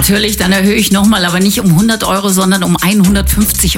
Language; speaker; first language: German; native; German